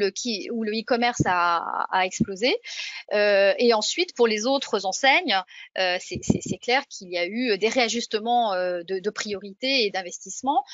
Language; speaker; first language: French; native; French